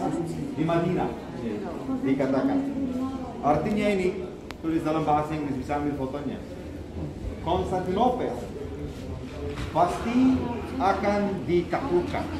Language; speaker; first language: Indonesian; non-native, fluent; Turkish